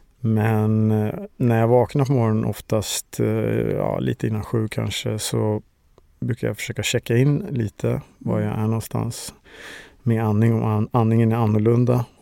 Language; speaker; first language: Swedish; native; Swedish